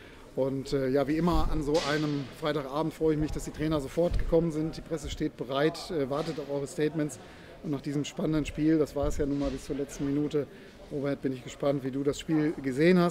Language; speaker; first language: German; native; German